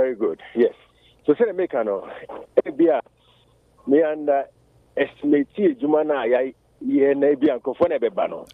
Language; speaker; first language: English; non-native, local second language; Akan